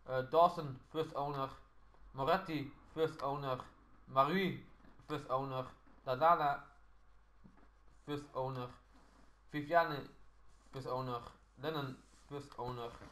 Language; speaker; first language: English; non-native, learner; Dutch